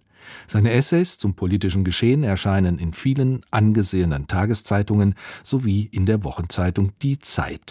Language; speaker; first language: German; native; German